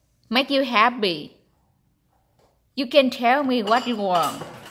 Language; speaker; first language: English; non-native, learner; Vietnamese